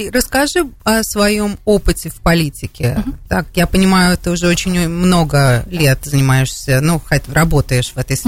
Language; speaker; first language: Russian; native; Russian